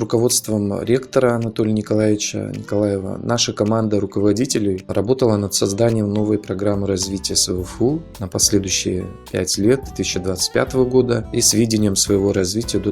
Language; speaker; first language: Russian; non-native, local second language; Yakut